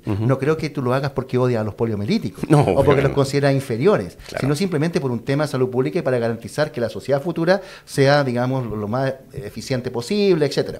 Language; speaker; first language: Spanish; native; Spanish